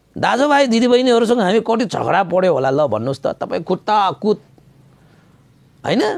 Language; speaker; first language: Nepali; non-native, local second language; Newari